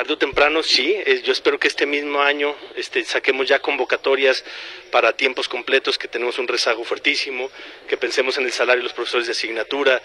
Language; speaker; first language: Spanish; native; Spanish